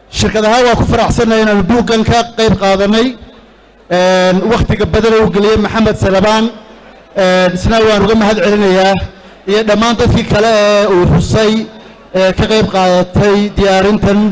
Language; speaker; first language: Somali; native; Somali